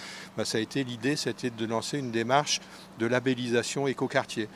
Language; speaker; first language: French; native; French